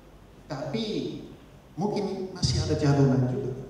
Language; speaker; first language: Indonesian; non-native, fluent; Dutch